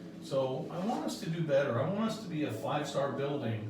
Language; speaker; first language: English; native; English